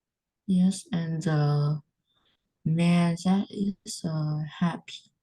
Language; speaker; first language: English; non-native, learner; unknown